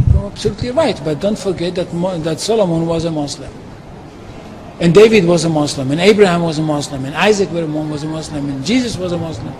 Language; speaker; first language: English; non-native, fluent; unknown